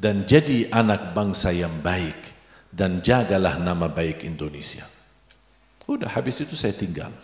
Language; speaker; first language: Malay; non-native, fluent; Arabic